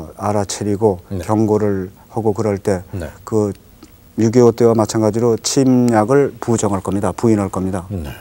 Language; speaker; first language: Korean; native; Korean